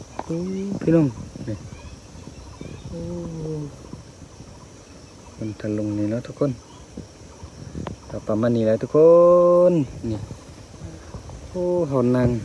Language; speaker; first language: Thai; non-native, local second language; Lahu